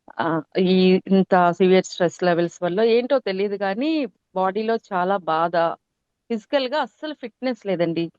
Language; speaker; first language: Telugu; native; Telugu